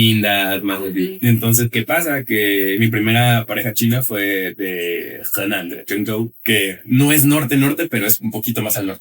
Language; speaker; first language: Spanish; native; Spanish